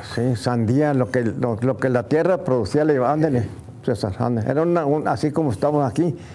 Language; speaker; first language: Spanish; native; Spanish